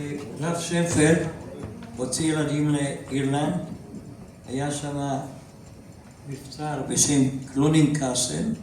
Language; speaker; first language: Hebrew; non-native, fluent; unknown